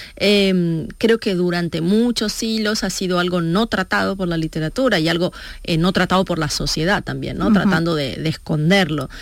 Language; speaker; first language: Spanish; native; Spanish